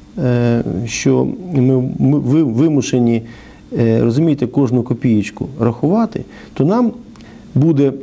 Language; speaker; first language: Ukrainian; native; Ukrainian